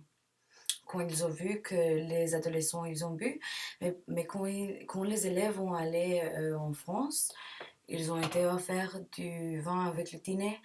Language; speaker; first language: French; non-native, learner; English